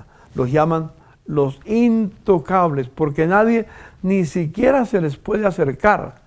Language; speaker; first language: Spanish; native; Spanish